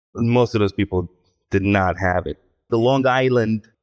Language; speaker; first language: English; early bilingual, heritage; Hebrew